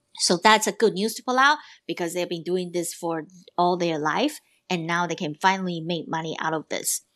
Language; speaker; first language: English; non-native, fluent; Chinese